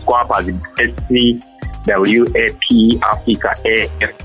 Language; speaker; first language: English; non-native, local second language; Kinyarwanda